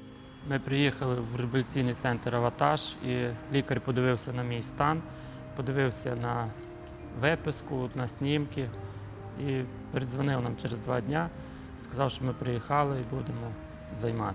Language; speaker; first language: Ukrainian; native; Ukrainian